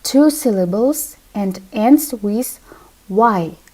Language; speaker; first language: English; non-native, fluent; Kazakh